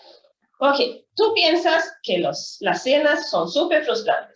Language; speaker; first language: Spanish; non-native, fluent; Swedish